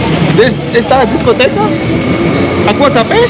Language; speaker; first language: Spanish; non-native, learner; English